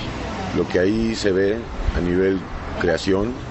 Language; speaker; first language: Spanish; native; Spanish